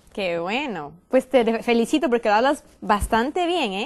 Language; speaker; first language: Spanish; native; Spanish